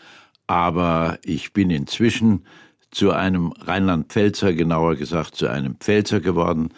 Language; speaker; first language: German; native; German